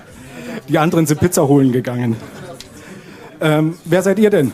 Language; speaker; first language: German; native; German